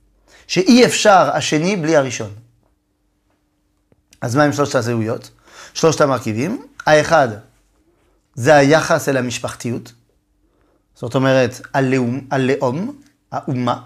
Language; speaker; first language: Hebrew; non-native, fluent; French